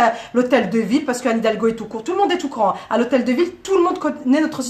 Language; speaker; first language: French; native; French